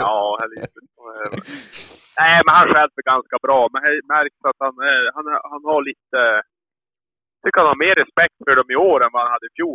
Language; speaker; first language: Swedish; native; Swedish